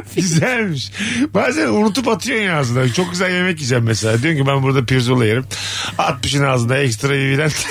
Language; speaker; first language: Turkish; native; Turkish